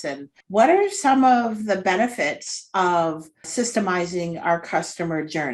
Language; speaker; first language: English; native; English